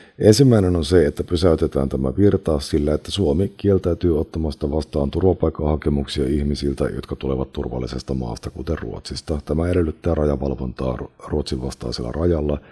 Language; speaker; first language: Finnish; native; Finnish